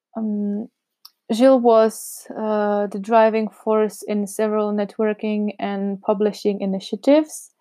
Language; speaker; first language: English; non-native, fluent; Czech